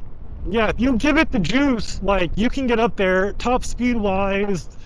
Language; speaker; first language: English; native; English